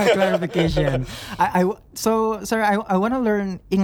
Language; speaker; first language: English; non-native, learner; Indonesian